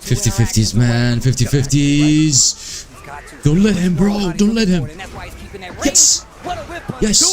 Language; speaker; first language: English; non-native, local second language; Arabic